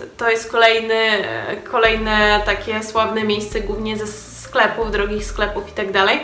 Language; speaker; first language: Polish; native; Polish